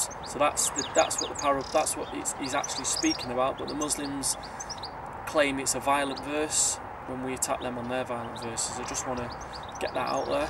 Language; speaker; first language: English; native; English